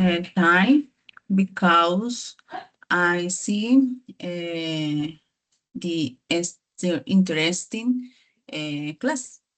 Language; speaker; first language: English; non-native, learner; Spanish